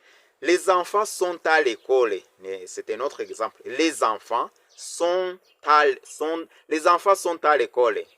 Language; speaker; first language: French; non-native, local second language; Kinyarwanda